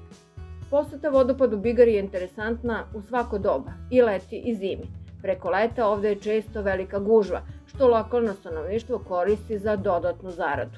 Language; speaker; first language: Serbian; native; Serbian